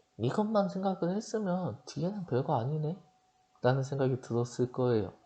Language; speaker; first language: Korean; native; Korean